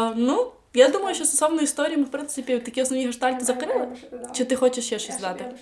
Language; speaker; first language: Ukrainian; non-native, local second language; Russian